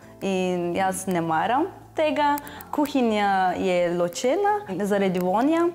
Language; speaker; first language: Slovenian; non-native, fluent; Turkish